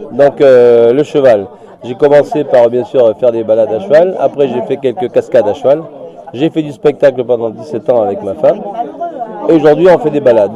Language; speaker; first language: French; native; French